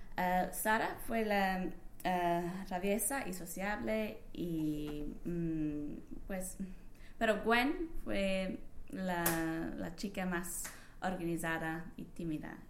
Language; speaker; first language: Spanish; non-native, learner; English